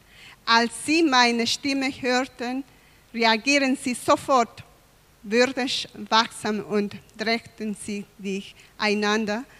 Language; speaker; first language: German; non-native, fluent; Spanish